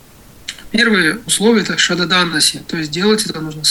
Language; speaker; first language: Russian; native; Russian